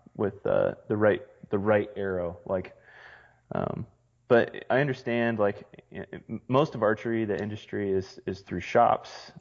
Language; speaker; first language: English; native; English